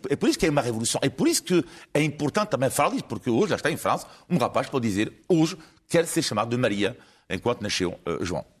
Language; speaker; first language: Portuguese; non-native, fluent; French